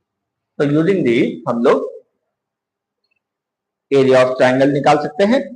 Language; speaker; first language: Hindi; native; Hindi